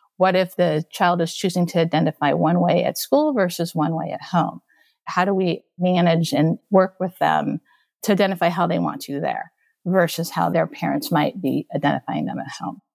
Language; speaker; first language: English; early bilingual, other home language; Japanese